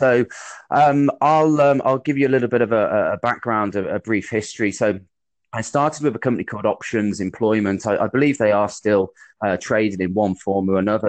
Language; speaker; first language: English; native; English